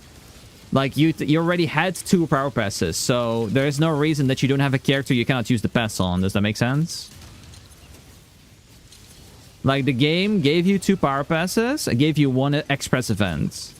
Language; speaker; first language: English; native; English